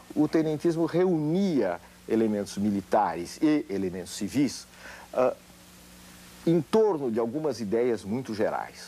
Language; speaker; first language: Portuguese; native; Portuguese